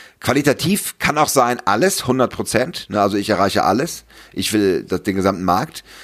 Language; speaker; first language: German; native; German